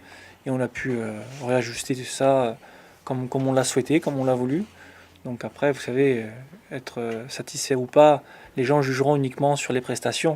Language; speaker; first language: French; native; French